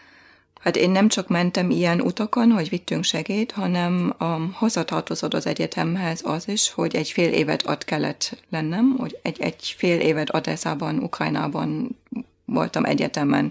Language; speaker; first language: Hungarian; non-native, fluent; German